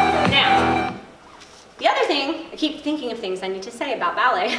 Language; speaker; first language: English; native; English